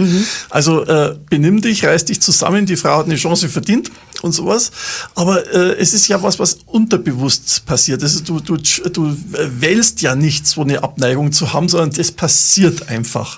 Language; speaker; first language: German; native; German